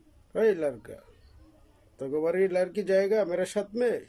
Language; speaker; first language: Hindi; non-native, learner; Bangla